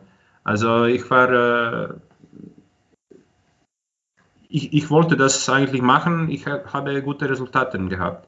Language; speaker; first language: German; non-native, fluent; Croatian